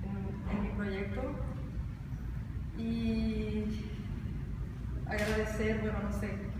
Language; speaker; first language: Spanish; non-native, fluent; Portuguese